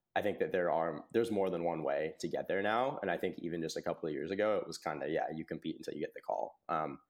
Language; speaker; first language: English; native; English